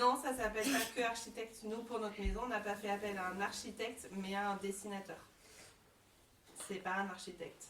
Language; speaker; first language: French; native; French